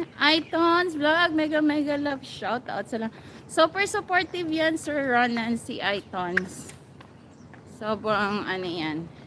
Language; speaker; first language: Filipino; native; Filipino